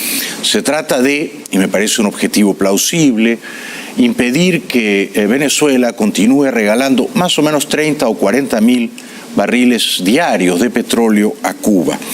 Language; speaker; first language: Spanish; native; Spanish